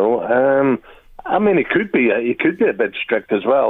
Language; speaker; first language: English; native; English